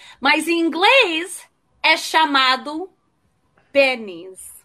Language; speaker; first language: Portuguese; early bilingual, heritage; Portuguese